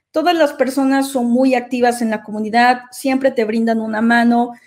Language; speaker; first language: Spanish; native; Spanish